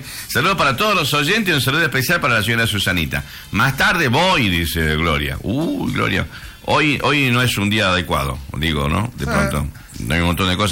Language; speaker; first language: Spanish; native; Spanish